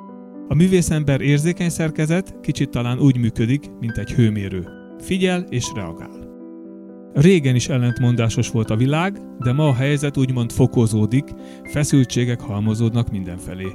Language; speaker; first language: Hungarian; native; Hungarian